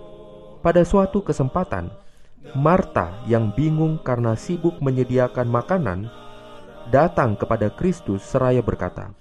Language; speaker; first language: Indonesian; native; Indonesian